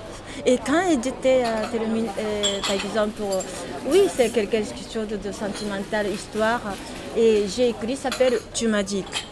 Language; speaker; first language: French; non-native, learner; Japanese